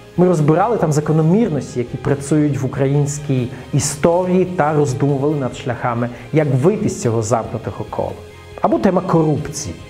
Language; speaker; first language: Ukrainian; non-native, fluent; Russian